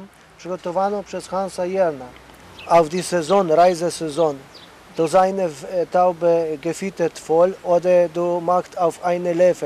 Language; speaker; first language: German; non-native, learner; Polish